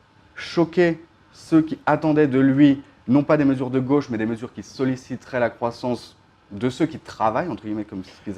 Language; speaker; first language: French; native; French